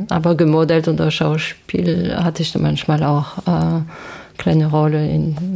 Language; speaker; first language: German; non-native, fluent; French